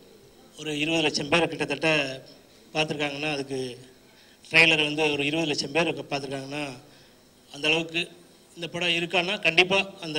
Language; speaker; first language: Tamil; native; Tamil